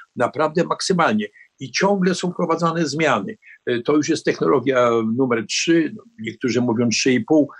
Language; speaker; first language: Polish; native; Polish